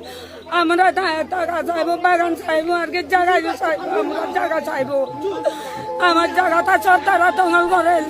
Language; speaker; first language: Bangla; non-native, local second language; Kok Borok